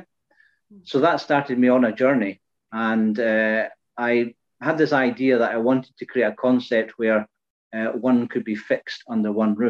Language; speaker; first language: English; native; English